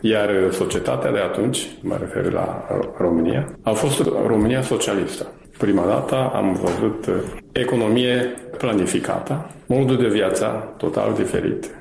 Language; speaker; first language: Romanian; non-native, fluent; Japanese